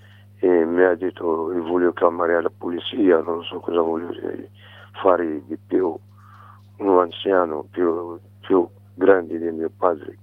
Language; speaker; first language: Italian; non-native, learner; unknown